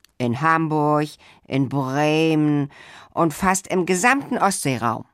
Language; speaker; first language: German; native; German